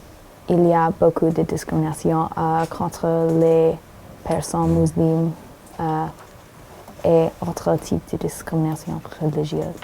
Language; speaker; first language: French; non-native, learner; English